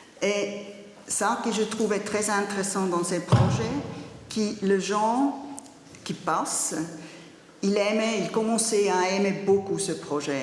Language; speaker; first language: French; non-native, learner; German